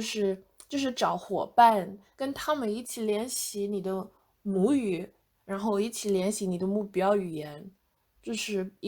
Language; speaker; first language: Chinese; non-native, fluent; English